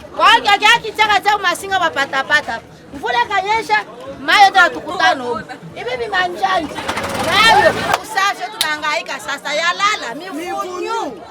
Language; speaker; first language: Swahili; native; Swahili